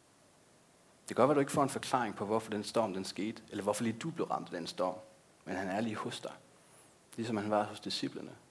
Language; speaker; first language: Danish; native; Danish